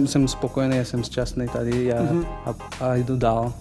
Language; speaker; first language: Czech; non-native, learner; Portuguese